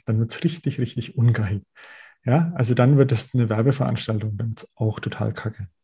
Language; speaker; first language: German; native; German